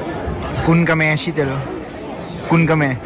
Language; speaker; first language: Japanese; non-native, learner; Thai